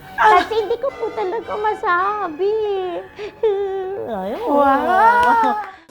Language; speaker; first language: Filipino; native; Filipino